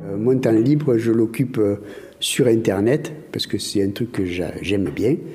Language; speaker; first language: French; native; French